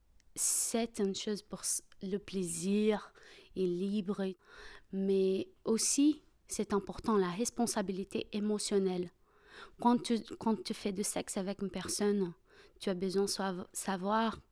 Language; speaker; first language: French; non-native, fluent; Portuguese